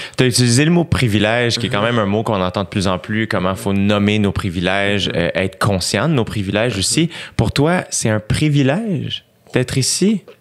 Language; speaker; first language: French; native; French